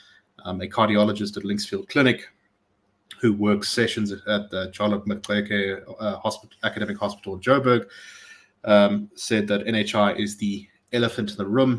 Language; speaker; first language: English; native; English